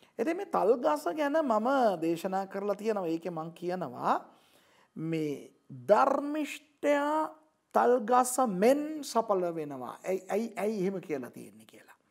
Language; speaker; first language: Sinhala; non-native, local second language; Tamil